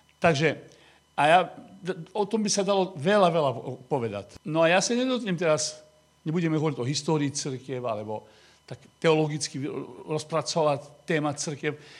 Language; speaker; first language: Slovak; non-native, local second language; Hungarian